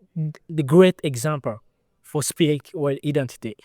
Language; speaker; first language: English; non-native, learner; Lingala